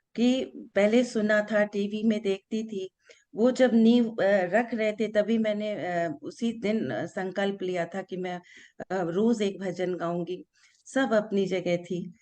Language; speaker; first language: Hindi; non-native, local second language; Bangla